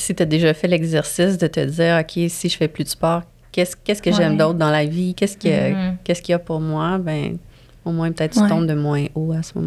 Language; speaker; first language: French; native; French